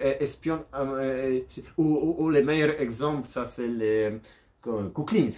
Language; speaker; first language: French; non-native, learner; Polish